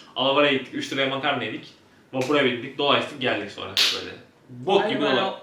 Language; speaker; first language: Turkish; native; Turkish